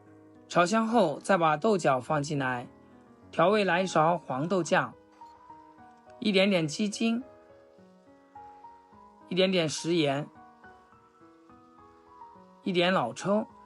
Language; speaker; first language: Chinese; native; Chinese